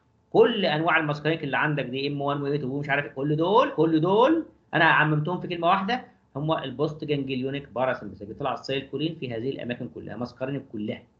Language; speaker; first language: Arabic; native; Arabic